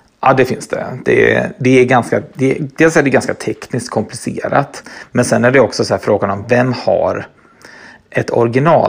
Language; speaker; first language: Swedish; native; Swedish